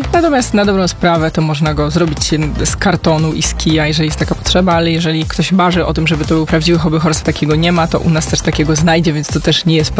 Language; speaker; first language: Polish; native; Polish